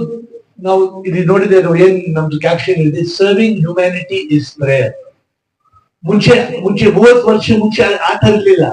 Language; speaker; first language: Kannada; non-native, local second language; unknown